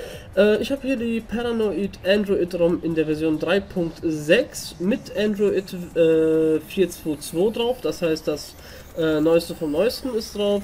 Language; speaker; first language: German; native; German